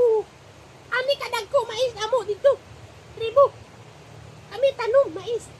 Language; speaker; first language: Cebuano; non-native, local second language; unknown